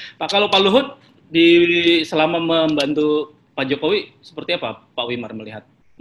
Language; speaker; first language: Indonesian; native; Indonesian